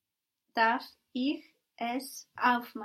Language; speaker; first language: German; non-native, learner; English